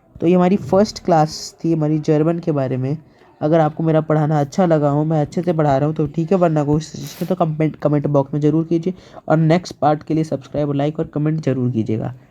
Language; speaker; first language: Hindi; native; Hindi